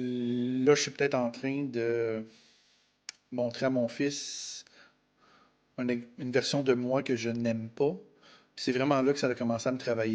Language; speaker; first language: French; native; French